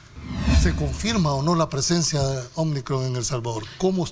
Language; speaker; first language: Spanish; native; Spanish